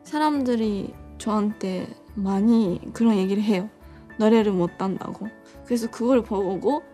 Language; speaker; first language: Korean; non-native, fluent; Japanese